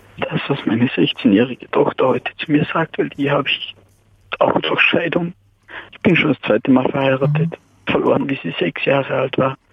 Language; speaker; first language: German; native; German